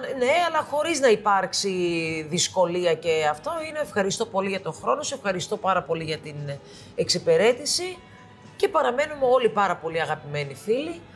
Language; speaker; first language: Greek; early bilingual, heritage; Greek